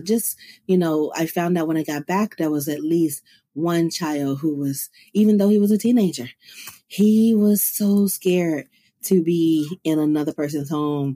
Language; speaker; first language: English; native; English